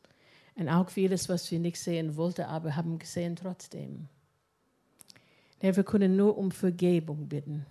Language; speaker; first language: German; non-native, fluent; English